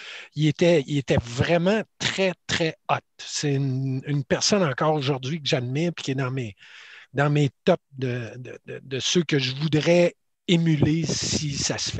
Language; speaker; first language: French; native; French